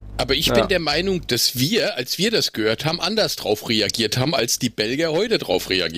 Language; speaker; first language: German; native; German